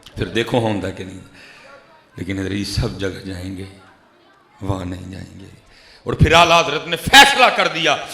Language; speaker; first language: Urdu; non-native, local second language; Punjabi